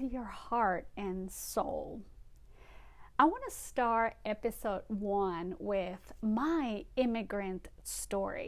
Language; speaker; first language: English; non-native, fluent; Spanish